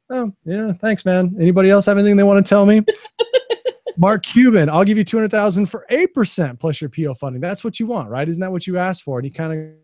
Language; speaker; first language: English; native; English